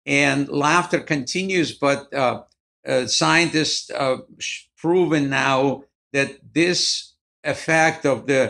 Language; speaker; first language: English; non-native, fluent; Ukrainian